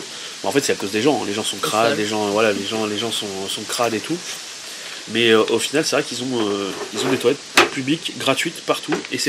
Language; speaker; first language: French; native; French